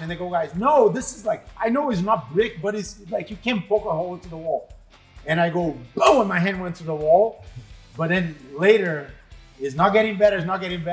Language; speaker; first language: English; non-native, fluent; Portuguese